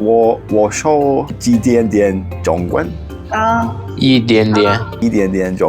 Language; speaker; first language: Chinese; non-native, learner; English